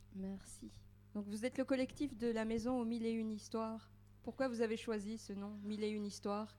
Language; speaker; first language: French; native; French